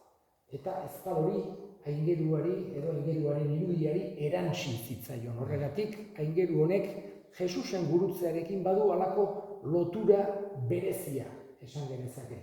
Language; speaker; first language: Basque; native; Basque